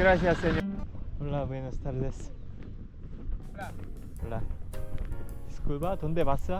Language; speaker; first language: Spanish; non-native, learner; Korean